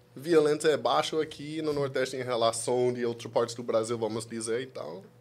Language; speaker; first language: Portuguese; non-native, fluent; English